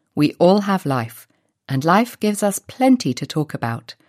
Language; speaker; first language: English; native; English